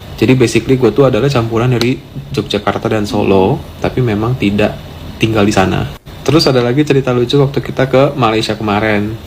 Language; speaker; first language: Indonesian; native; Indonesian